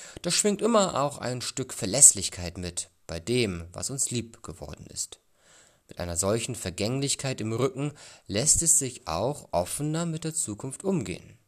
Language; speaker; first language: German; native; German